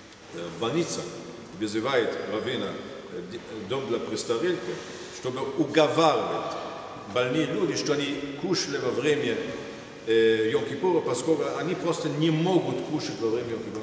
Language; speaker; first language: Russian; non-native, fluent; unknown